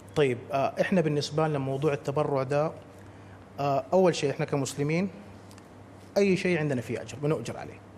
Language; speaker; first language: Arabic; native; Arabic